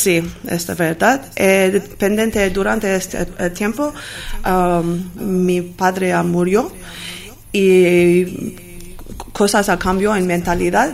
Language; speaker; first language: Spanish; non-native, learner; Armenian